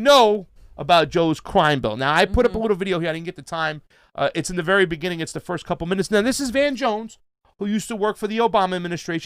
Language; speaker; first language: English; native; English